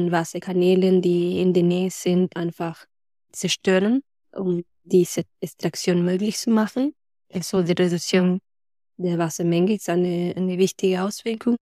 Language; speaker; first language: German; non-native, fluent; Spanish